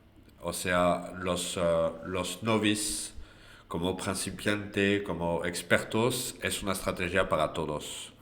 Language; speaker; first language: Spanish; non-native, fluent; French